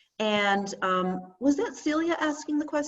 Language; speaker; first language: English; native; English